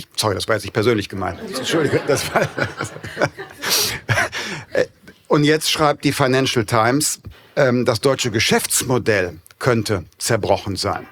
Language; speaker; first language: German; native; German